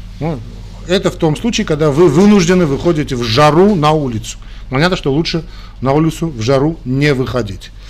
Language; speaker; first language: Russian; non-native, local second language; Armenian